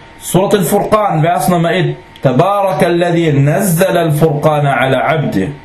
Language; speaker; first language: Danish; non-native, fluent; Arabic